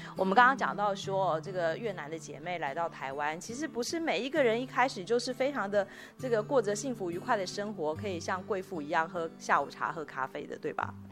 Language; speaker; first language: Chinese; native; Chinese